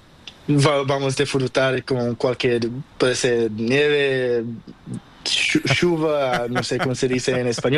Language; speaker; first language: Spanish; non-native, learner; Portuguese